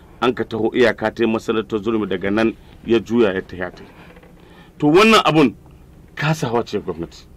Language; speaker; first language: Hausa; native; Hausa